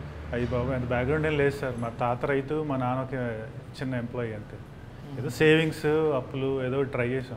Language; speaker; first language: Telugu; native; Telugu